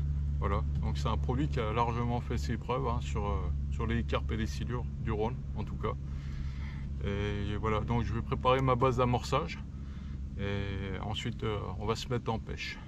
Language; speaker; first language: French; native; French